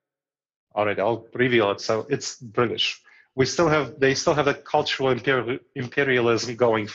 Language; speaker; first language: English; early bilingual, other home language; Romanian